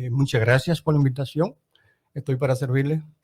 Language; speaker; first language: Spanish; native; Spanish